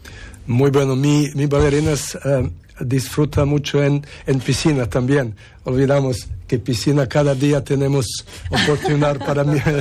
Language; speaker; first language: Spanish; non-native, learner; Serbian